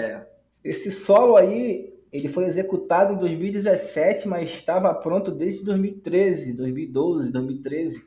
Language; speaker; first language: Portuguese; native; Portuguese